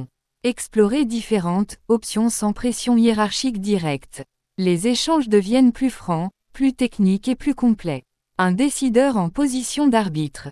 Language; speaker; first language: French; native; French